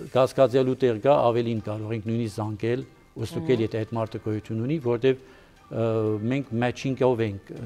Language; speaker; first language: Armenian; early bilingual, heritage; Armenian